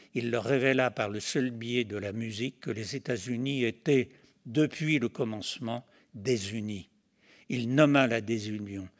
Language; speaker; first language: French; native; French